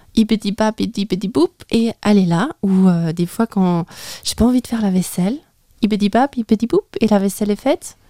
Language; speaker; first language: French; native; French